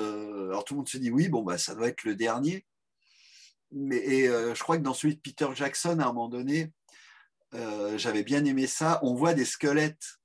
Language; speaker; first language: French; native; French